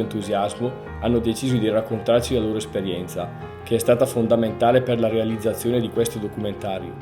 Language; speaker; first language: Italian; native; Italian